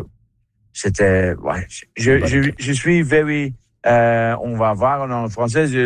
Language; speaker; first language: French; non-native, learner; Dutch